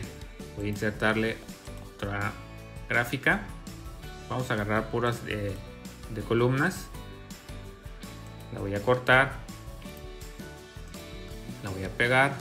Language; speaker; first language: Spanish; native; Spanish